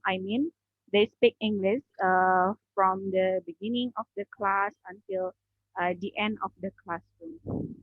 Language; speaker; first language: English; non-native, learner; Indonesian